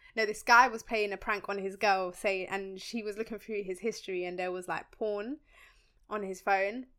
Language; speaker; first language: English; early bilingual, other home language; Spanish